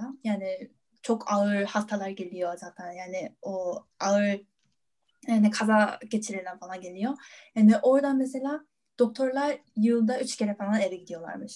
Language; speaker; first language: Turkish; non-native, fluent; Korean